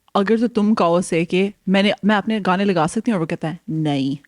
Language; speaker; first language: Urdu; early bilingual, heritage; Urdu